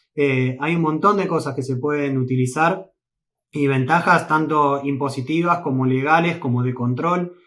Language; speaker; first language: Spanish; native; Spanish